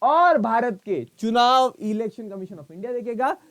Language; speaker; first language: Hindi; non-native, local second language; Marathi